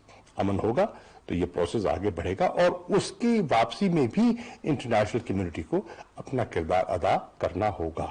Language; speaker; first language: Urdu; native; Urdu